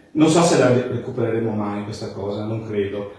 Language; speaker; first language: Italian; native; Italian